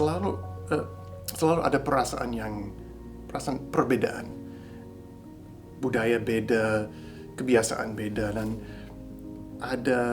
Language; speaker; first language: Indonesian; non-native, fluent; English